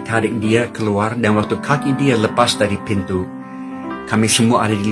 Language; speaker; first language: Indonesian; non-native, fluent; English